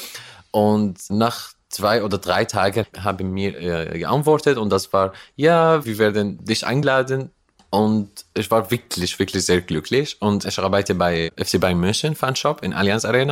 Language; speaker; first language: German; non-native, learner; Arabic